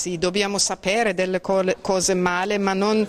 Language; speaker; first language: Italian; non-native, fluent; Persian